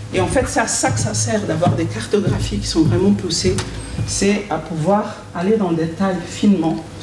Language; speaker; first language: French; native; French